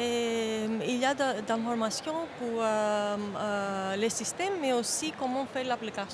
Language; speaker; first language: French; non-native, fluent; Greek